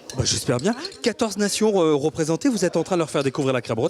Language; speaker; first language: French; native; French